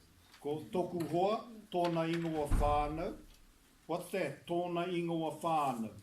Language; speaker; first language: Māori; non-native, fluent; English